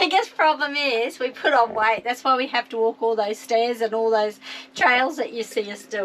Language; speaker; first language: English; native; English